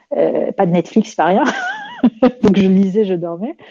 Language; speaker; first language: French; non-native, local second language; Arabic